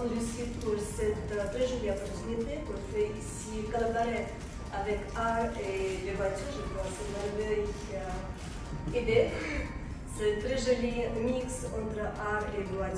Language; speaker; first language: French; non-native, fluent; Russian